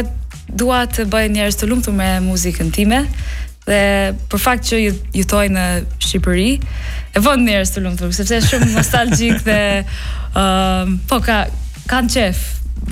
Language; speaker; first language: Albanian; non-native, learner; English